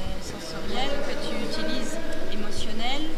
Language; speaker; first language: Spanish; non-native, learner; French